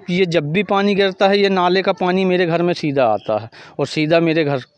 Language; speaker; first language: Hindi; native; Hindi